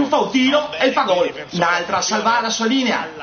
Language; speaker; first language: Italian; native; Italian